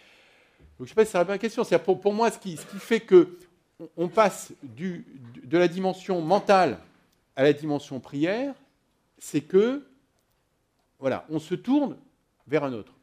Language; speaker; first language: French; native; French